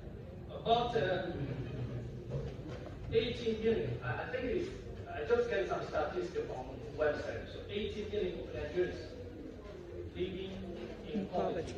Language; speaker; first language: English; non-native, learner; Chinese